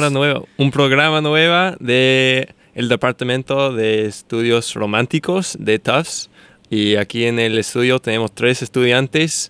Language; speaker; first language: Spanish; non-native, fluent; English